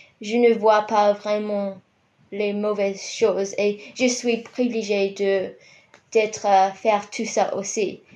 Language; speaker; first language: French; non-native, fluent; English